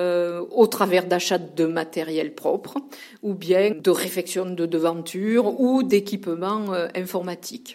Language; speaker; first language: French; native; French